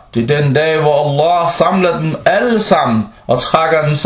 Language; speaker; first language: Danish; early bilingual, other home language; Arabic